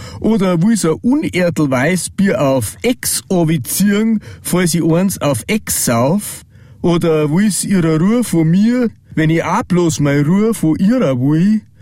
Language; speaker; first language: German; native; German